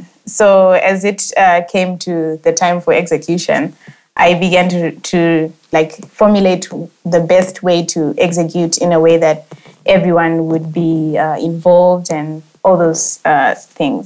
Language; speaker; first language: English; non-native, local second language; Shona